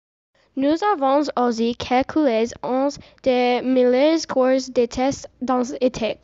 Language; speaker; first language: French; non-native, learner; English